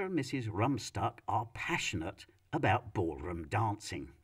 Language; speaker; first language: English; native; English